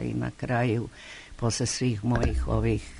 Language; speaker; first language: Croatian; native; Croatian